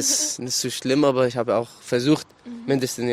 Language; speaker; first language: German; non-native, learner; Arabic